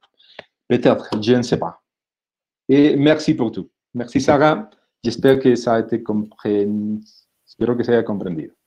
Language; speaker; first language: French; non-native, fluent; Spanish